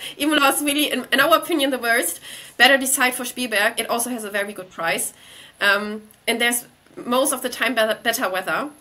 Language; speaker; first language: English; non-native, fluent; German